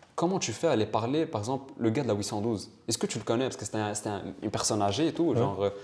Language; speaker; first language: French; early bilingual, other home language; Italian